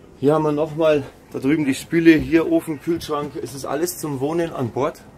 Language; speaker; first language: German; native; German